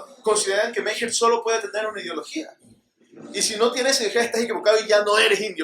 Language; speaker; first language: Spanish; native; Spanish